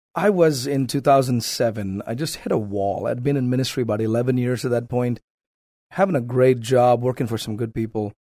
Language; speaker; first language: English; non-native, local second language; Malayalam